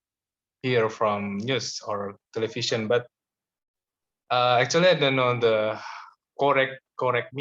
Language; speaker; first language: English; non-native, learner; Indonesian